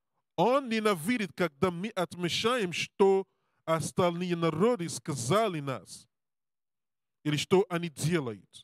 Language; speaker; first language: Russian; non-native, learner; English